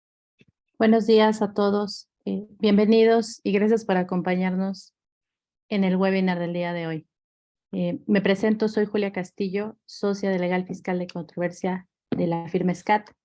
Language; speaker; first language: Spanish; native; Spanish